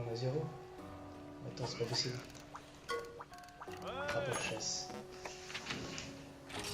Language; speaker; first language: French; native; French